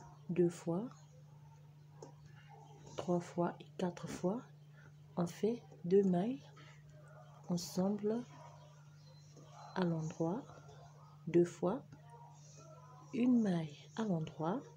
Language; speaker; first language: French; native; French